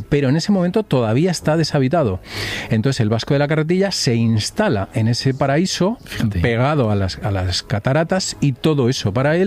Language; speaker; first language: Spanish; native; Spanish